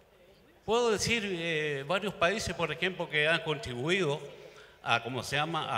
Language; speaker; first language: Spanish; non-native, local second language; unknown